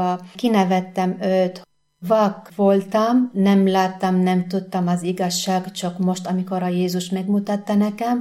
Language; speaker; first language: Hungarian; non-native, learner; Arabic